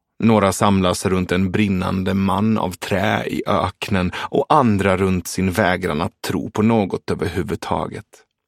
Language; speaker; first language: Swedish; early bilingual, other home language; Persian